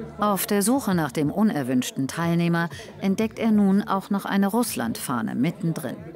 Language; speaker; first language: German; native; German